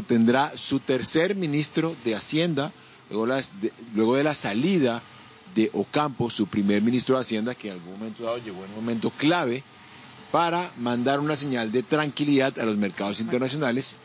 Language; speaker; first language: Spanish; native; Spanish